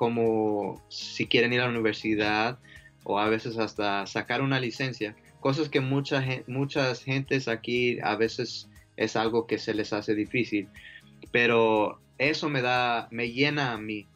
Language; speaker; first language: Spanish; early bilingual, heritage; Spanish